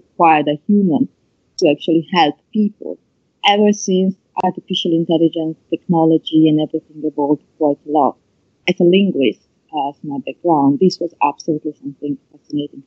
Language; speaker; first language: English; non-native, fluent; Italian